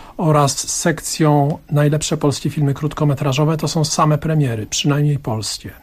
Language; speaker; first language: Polish; native; Polish